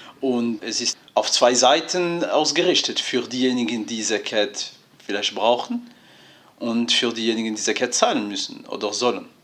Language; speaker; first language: German; non-native, fluent; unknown